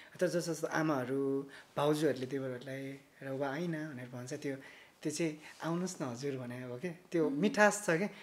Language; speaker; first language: Nepali; native; Nepali